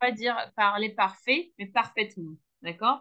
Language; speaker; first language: French; non-native, fluent; Turkish